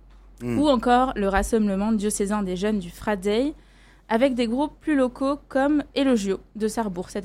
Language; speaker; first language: French; native; French